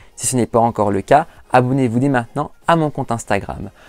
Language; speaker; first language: French; native; French